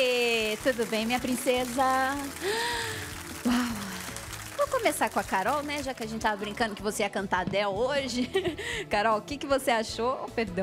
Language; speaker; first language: Portuguese; native; Portuguese